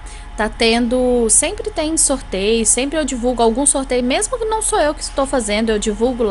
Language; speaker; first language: Portuguese; native; Portuguese